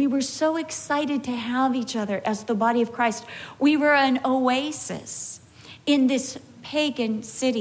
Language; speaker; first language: English; native; English